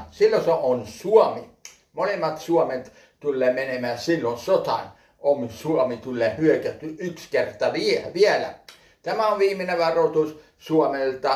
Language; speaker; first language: Finnish; early bilingual, heritage; Finnish